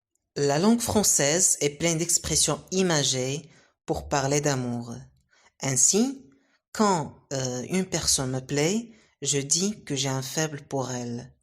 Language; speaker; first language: French; non-native, local second language; Arabic